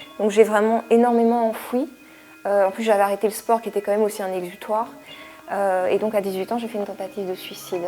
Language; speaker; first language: French; native; French